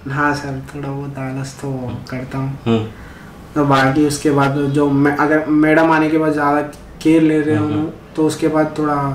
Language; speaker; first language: Hindi; non-native, local second language; Urdu